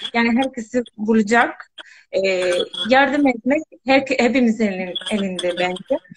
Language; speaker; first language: Turkish; non-native, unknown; Spanish